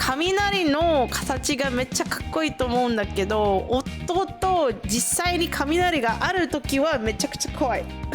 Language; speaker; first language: Japanese; non-native, fluent; Indonesian